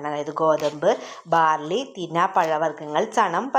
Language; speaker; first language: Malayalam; native; Malayalam